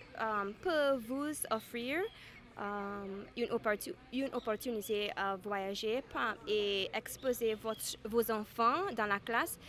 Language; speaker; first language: French; non-native, fluent; English